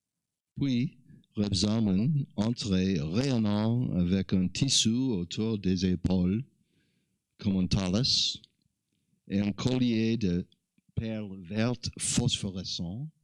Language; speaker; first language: French; non-native, learner; English